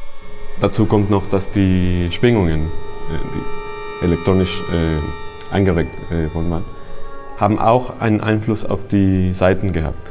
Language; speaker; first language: German; non-native, fluent; Spanish